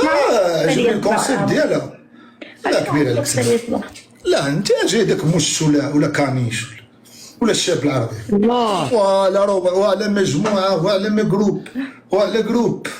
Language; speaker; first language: Arabic; native; Arabic